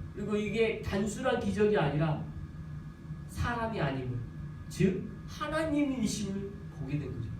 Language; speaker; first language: Korean; native; Korean